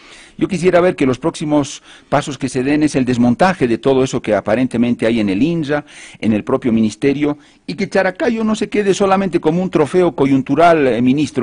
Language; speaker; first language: Spanish; native; Spanish